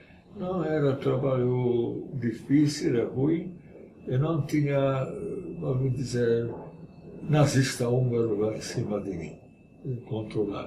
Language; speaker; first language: Portuguese; non-native, fluent; Hungarian